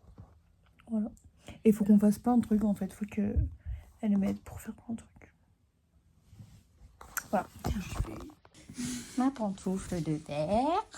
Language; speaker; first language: French; native; French